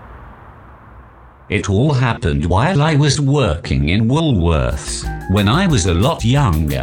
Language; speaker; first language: English; native; English